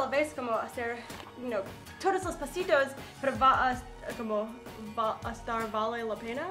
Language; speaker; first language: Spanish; non-native, fluent; English